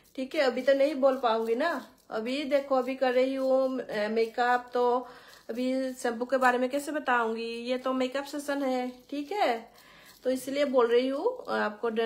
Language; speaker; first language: Hindi; non-native, local second language; Bangla